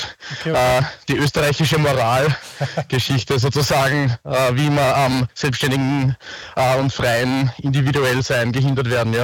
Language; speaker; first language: German; native; German